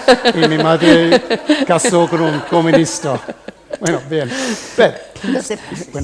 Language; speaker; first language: Spanish; early bilingual, heritage; English